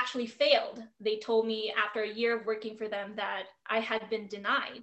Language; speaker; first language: English; non-native, local second language; Filipino